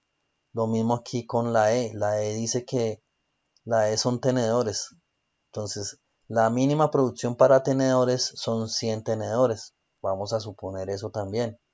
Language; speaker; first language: Spanish; native; Spanish